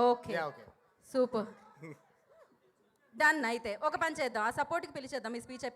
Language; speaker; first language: Telugu; native; Telugu